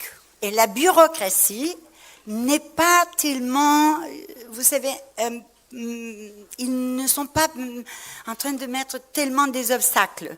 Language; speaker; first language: French; non-native, fluent; Spanish